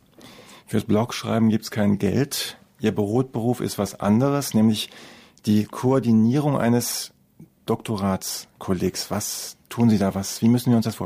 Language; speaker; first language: German; native; German